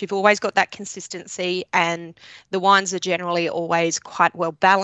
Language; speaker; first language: English; native; English